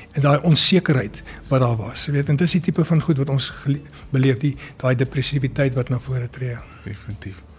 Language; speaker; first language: Afrikaans; early bilingual, other home language; English